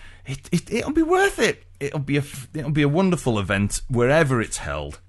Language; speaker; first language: English; native; English